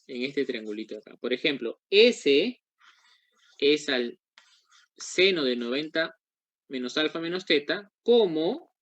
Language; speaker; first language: Spanish; native; Spanish